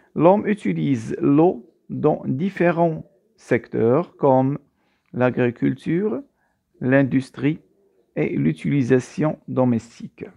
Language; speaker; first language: French; non-native, local second language; Arabic